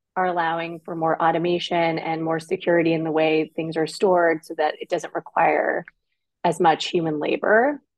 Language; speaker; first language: English; native; English